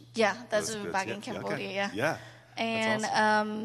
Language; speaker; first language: English; non-native, learner; Khmer